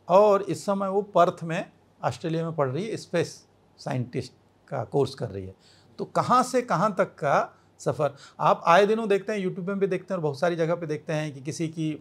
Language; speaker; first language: Hindi; native; Hindi